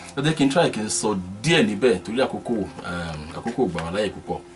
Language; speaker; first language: English; non-native, local second language; Yoruba